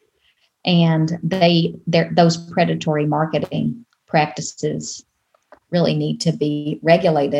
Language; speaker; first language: English; native; English